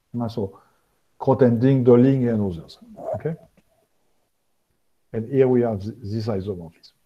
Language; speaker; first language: English; non-native, fluent; French